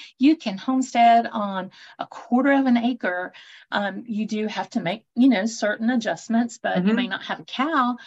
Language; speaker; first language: English; native; English